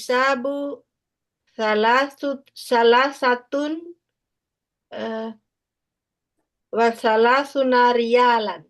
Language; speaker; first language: Arabic; non-native, learner; Indonesian